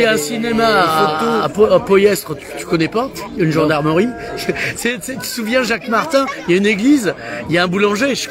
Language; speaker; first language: French; native; French